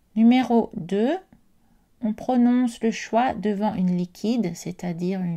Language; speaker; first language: French; native; French